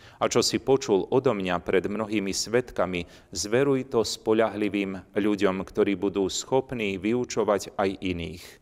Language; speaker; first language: Slovak; native; Slovak